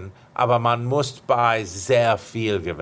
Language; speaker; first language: German; non-native, fluent; English